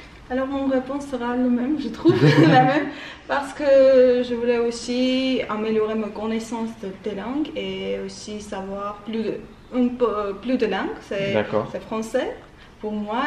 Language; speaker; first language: French; non-native, learner; Armenian